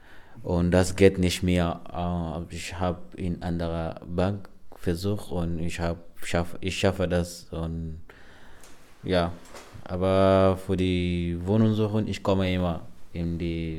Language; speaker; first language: German; non-native, learner; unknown